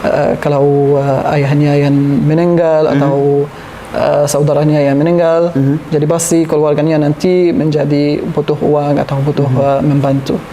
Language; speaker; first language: Indonesian; non-native, learner; Arabic